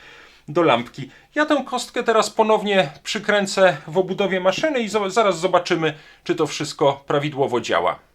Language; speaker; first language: Polish; native; Polish